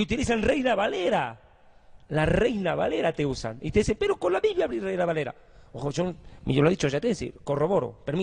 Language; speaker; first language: Spanish; native; Spanish